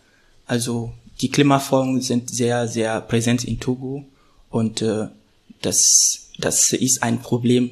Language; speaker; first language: German; non-native, fluent; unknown